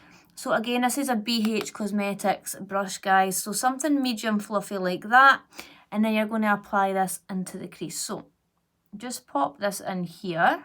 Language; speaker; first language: English; native; English